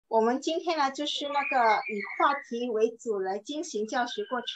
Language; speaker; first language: Chinese; non-native, fluent; Indonesian